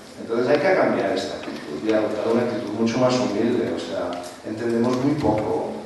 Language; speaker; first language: Spanish; non-native, local second language; Catalan